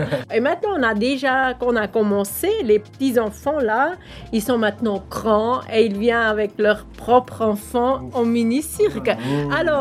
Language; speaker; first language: French; non-native, local second language; German